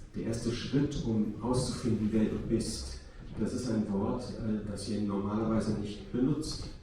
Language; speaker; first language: German; native; German